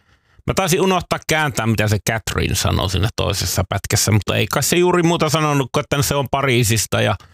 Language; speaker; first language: Finnish; native; Finnish